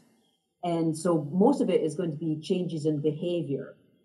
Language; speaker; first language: English; native; English